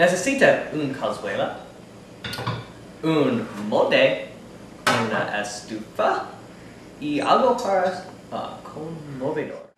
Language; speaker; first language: Spanish; non-native, learner; English